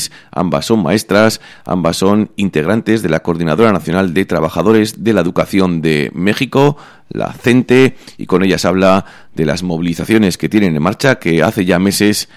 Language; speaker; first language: Spanish; native; Spanish